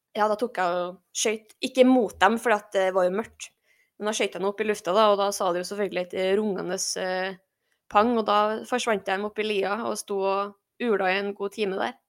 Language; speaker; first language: Norwegian; native; Norwegian